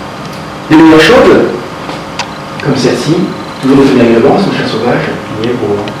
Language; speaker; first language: French; native; French